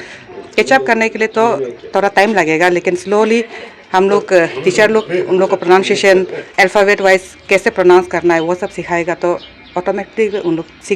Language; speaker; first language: Hindi; non-native, local second language; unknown